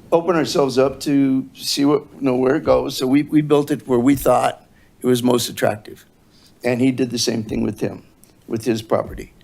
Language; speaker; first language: English; native; English